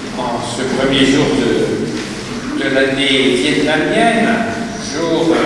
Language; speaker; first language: French; native; French